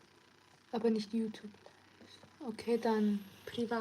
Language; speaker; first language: German; early bilingual, other home language; Turkish